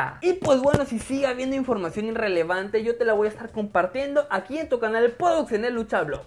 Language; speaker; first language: Spanish; native; Spanish